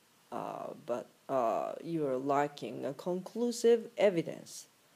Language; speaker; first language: English; non-native, fluent; Japanese